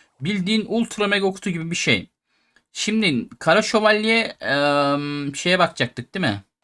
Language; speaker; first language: Turkish; native; Turkish